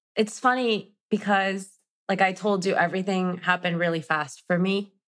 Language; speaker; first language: English; non-native, fluent; Spanish